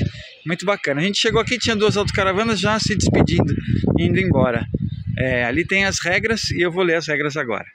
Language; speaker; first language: Portuguese; native; Portuguese